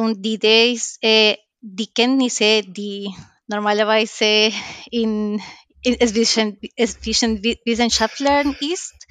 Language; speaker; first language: German; non-native, learner; Spanish